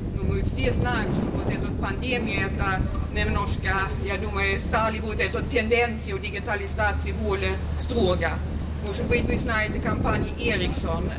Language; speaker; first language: Russian; non-native, learner; Swedish